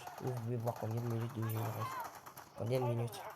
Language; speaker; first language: French; native; French